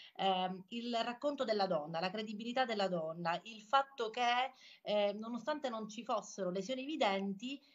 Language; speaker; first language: Italian; non-native, fluent; Polish